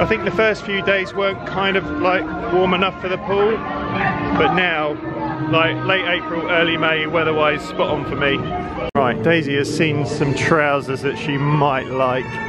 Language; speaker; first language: English; native; English